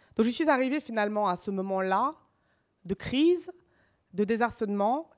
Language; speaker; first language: French; early bilingual, other home language; Russian